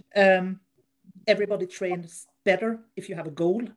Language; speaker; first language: English; non-native, fluent; Norwegian